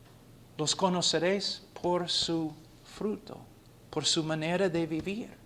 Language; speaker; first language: Spanish; non-native, fluent; English